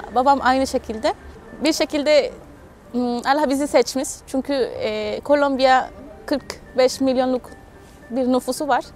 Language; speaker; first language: Turkish; non-native, fluent; Spanish